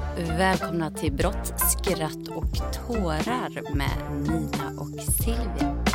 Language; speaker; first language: Swedish; early bilingual, other home language; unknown